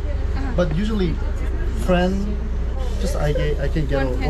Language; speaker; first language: English; non-native, learner; Korean